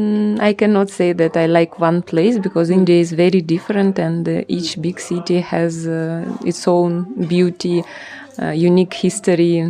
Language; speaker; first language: English; non-native, fluent; Russian